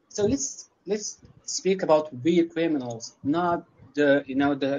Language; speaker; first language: English; non-native, learner; Arabic